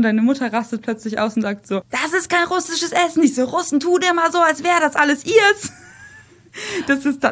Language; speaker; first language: German; early bilingual, other home language; Russian